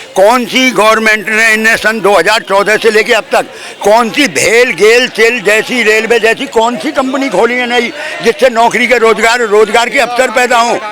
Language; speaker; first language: Hindi; native; Hindi